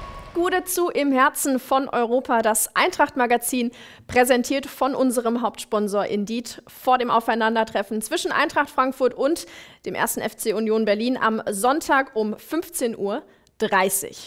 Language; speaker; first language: German; native; German